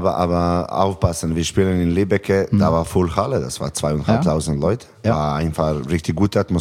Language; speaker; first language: German; non-native, fluent; Serbian